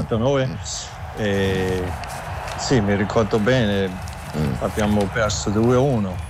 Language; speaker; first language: Italian; non-native, learner; German